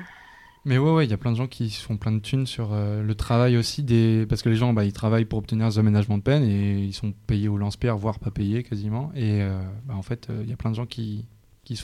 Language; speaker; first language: French; native; French